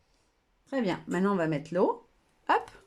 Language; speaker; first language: French; native; French